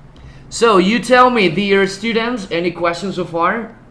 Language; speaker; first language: English; non-native, fluent; Spanish